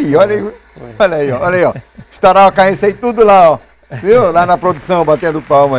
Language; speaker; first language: Portuguese; native; Portuguese